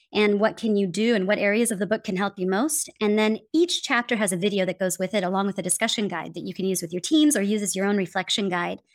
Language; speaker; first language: English; native; English